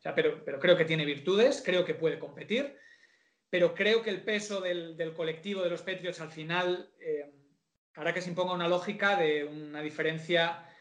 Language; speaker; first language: Spanish; native; Spanish